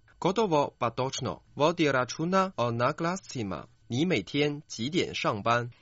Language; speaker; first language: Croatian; non-native, fluent; Chinese